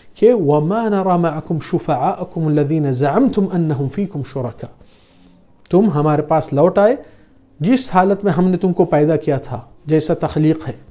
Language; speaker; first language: Urdu; non-native, fluent; Arabic